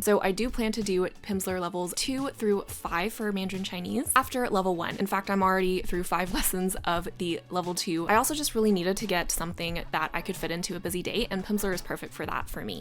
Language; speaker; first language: English; native; English